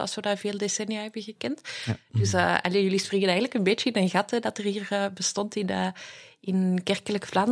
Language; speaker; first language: Dutch; native; Dutch